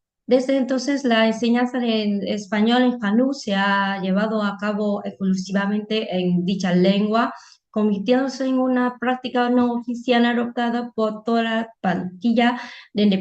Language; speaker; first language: Spanish; non-native, fluent; Vietnamese